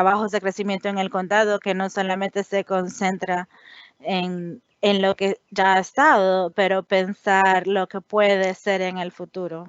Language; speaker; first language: Spanish; non-native, fluent; English